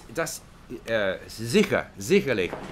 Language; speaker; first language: German; non-native, learner; English